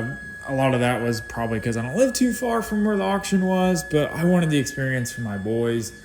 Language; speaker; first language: English; native; English